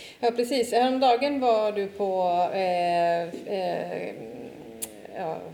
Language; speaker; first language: Swedish; non-native, fluent; Italian